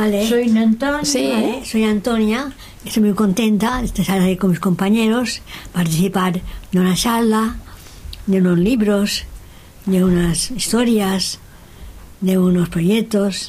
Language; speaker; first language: Spanish; non-native, local second language; Catalan